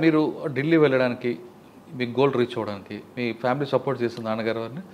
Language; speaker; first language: Telugu; native; Telugu